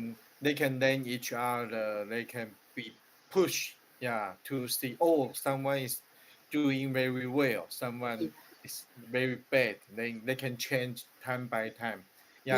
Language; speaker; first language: English; non-native, learner; Chinese